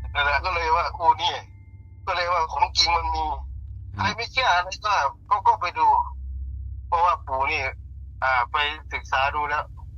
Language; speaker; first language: Thai; non-native, local second language; Northeastern Thai